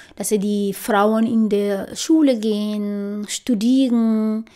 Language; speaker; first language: German; non-native, fluent; Fula